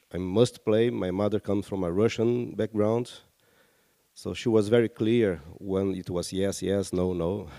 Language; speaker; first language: English; non-native, fluent; Portuguese